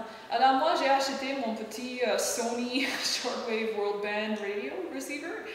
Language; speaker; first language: French; non-native, learner; English